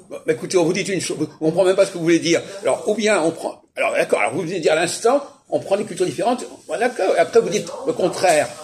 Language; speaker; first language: French; native; French